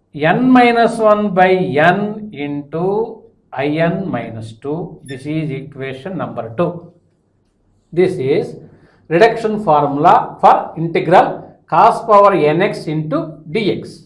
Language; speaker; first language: English; non-native, local second language; Telugu